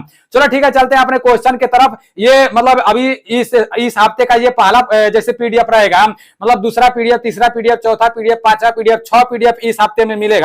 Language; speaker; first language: Hindi; native; Hindi